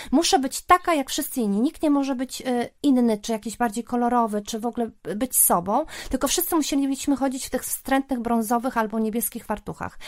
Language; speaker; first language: Polish; native; Polish